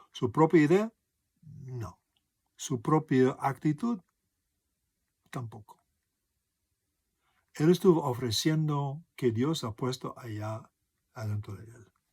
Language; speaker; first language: Spanish; non-native, fluent; English